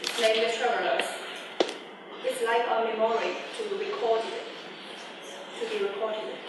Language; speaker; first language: English; non-native, learner; Chinese